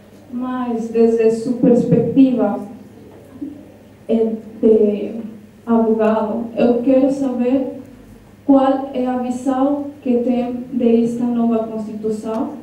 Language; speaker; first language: Portuguese; non-native, learner; Spanish